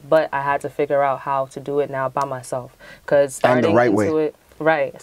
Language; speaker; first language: English; native; English